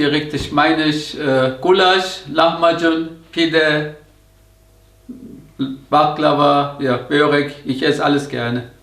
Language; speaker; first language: German; non-native, learner; Turkish